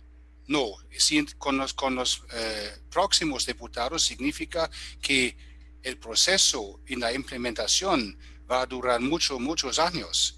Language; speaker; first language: Spanish; non-native, fluent; German